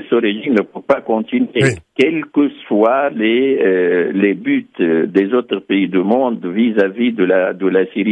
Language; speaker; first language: French; non-native, fluent; Arabic